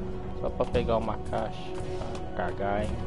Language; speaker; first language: Portuguese; native; Portuguese